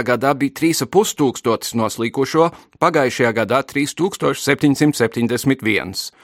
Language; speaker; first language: Latvian; early bilingual, heritage; Latvian